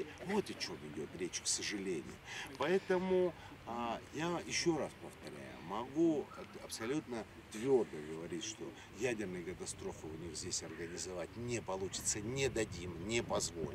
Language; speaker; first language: Russian; native; Russian